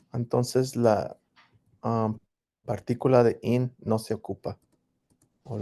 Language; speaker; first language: Spanish; early bilingual, heritage; English